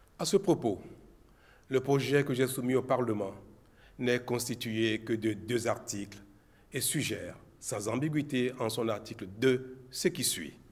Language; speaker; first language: French; non-native, local second language; Fon